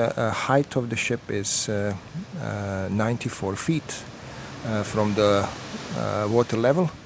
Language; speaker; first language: English; non-native, fluent; Croatian